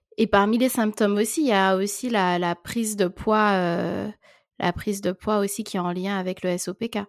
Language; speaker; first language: French; native; French